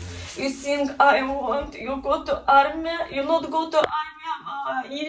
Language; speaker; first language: English; non-native, learner; Russian